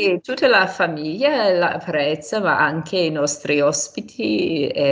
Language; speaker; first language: Italian; non-native, fluent; English